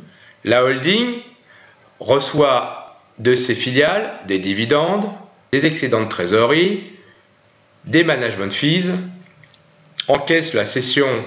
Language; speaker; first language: French; native; French